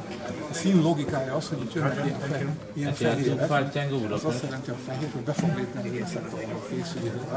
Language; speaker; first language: Hungarian; native; Hungarian